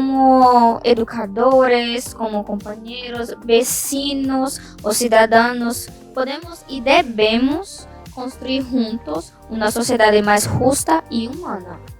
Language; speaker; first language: Spanish; non-native, learner; Portuguese